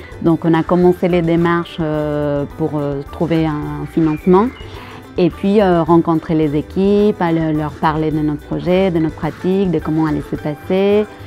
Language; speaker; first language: French; non-native, fluent; Spanish